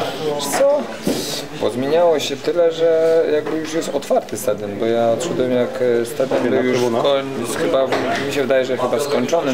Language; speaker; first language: Polish; native; Polish